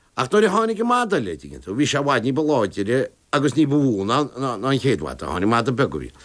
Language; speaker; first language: Irish; native; Irish